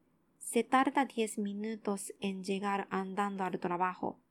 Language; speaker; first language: Spanish; non-native, learner; Japanese